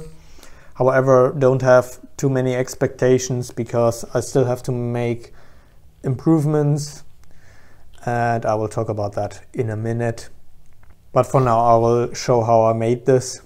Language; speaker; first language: English; non-native, fluent; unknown